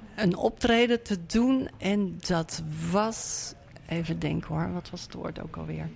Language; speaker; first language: Dutch; native; Dutch